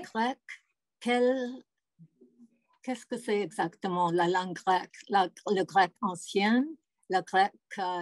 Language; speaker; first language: French; non-native, fluent; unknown